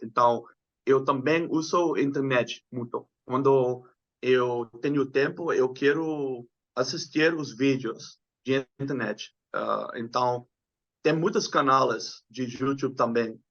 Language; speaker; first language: Portuguese; non-native, learner; Dutch